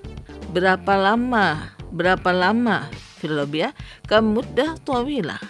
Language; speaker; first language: Arabic; non-native, fluent; Indonesian